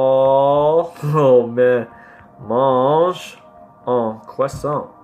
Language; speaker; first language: French; non-native, learner; English